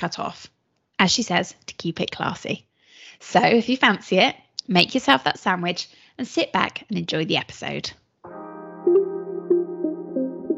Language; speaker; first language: English; native; English